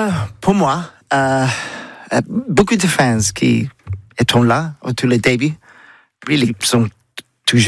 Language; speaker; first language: French; non-native, learner; English